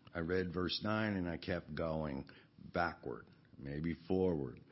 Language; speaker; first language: English; native; English